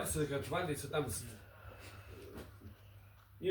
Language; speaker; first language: Russian; native; Russian